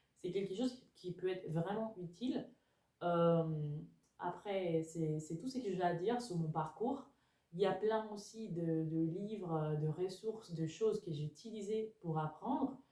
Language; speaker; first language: French; non-native, fluent; Spanish